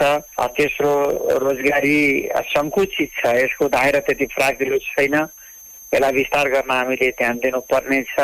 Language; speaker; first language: Nepali; native; Nepali